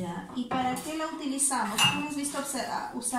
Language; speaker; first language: Spanish; native; Spanish